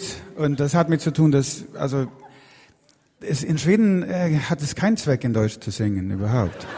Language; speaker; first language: German; non-native, fluent; Swedish